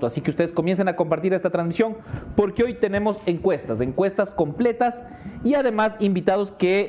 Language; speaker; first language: Spanish; native; Spanish